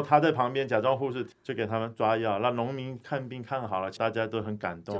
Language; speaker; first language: Chinese; early bilingual, heritage; Chinese